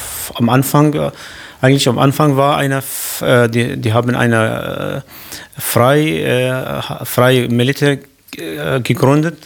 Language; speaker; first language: German; non-native, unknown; Kurdish